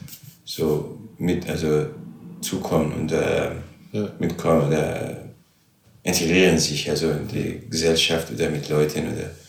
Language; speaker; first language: German; non-native, learner; Arabic